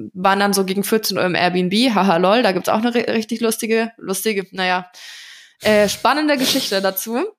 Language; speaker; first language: German; native; German